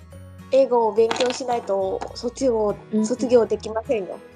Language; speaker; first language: Japanese; non-native, learner; Vietnamese